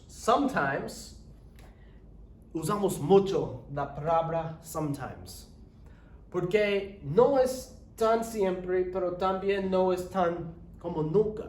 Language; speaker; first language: Spanish; non-native, learner; English